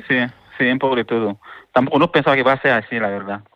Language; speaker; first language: Spanish; non-native, learner; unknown